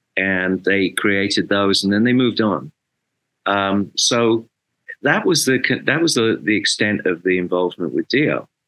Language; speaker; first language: English; native; English